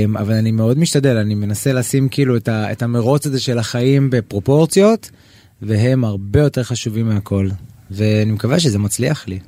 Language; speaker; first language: Hebrew; native; Hebrew